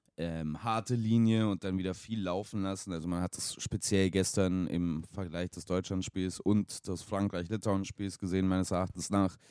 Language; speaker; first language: German; native; German